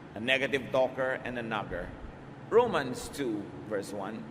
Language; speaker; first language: English; non-native, local second language; Filipino